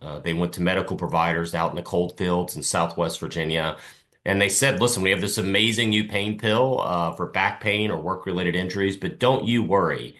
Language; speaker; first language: English; native; English